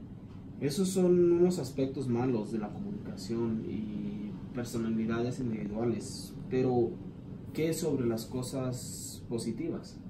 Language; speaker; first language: Spanish; non-native, learner; English